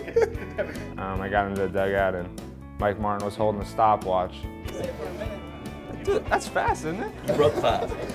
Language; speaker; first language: English; native; English